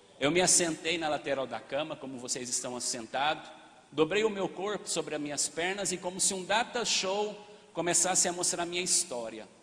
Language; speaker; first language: Portuguese; early bilingual, other home language; Arabic